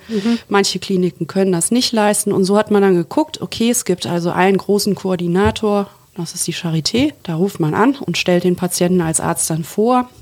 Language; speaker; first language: German; native; German